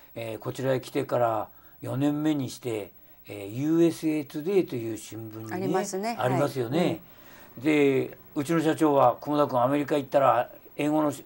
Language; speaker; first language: Japanese; native; Japanese